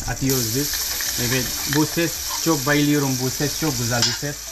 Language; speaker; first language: Turkish; non-native, learner; English